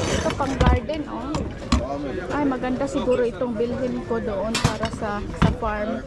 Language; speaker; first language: Filipino; native; Filipino